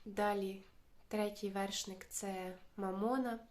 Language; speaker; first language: Ukrainian; native; Ukrainian